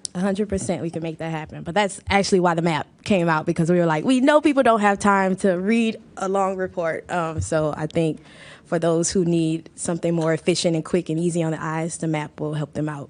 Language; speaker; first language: English; native; English